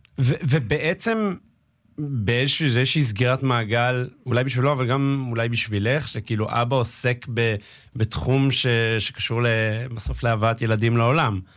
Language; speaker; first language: Hebrew; native; Hebrew